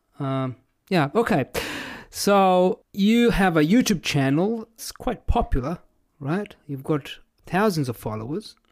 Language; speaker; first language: English; non-native, fluent; Italian